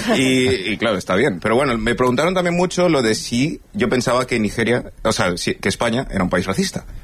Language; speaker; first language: Spanish; early bilingual, other home language; English